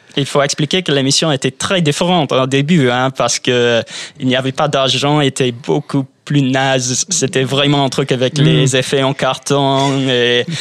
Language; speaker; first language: French; non-native, fluent; English